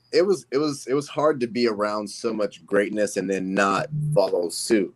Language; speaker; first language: English; native; English